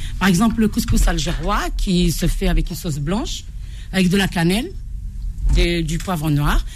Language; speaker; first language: French; non-native, local second language; Arabic